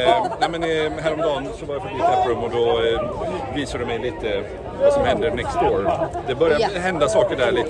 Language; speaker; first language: Swedish; native; Swedish